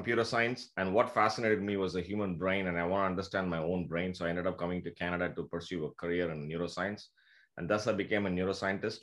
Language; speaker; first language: English; non-native, local second language; Tamil